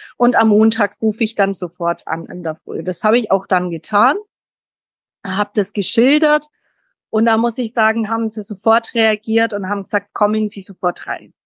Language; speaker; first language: German; early bilingual, heritage; German